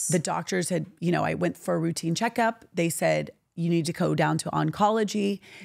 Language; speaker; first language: English; native; English